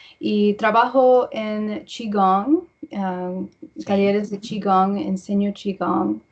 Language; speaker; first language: Spanish; early bilingual, heritage; English